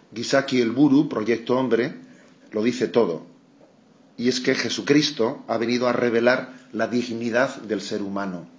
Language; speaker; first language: Spanish; non-native, local second language; Basque